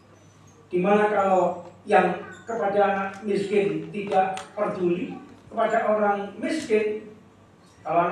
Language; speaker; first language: Indonesian; native; Indonesian